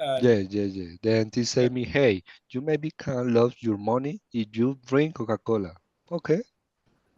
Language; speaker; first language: English; non-native, learner; Spanish